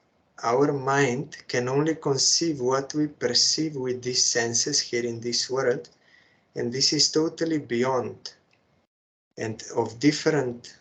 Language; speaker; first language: English; non-native, fluent; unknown